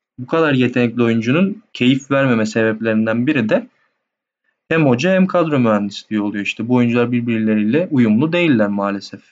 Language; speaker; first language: Turkish; native; Turkish